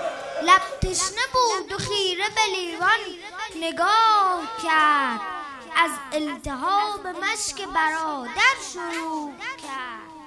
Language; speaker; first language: Persian; native; Persian